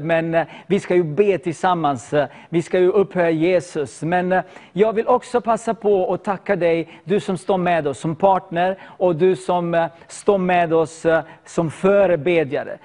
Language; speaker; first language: Swedish; non-native, fluent; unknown